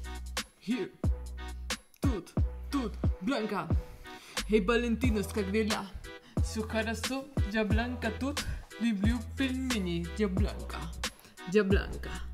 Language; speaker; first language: Russian; non-native, learner; Spanish